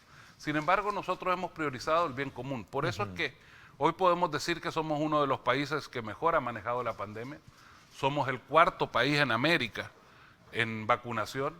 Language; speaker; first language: Spanish; native; Spanish